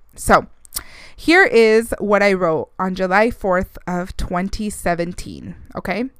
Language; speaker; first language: English; early bilingual, other home language; Spanish